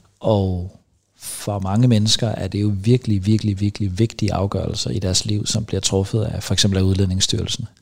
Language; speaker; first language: Danish; native; Danish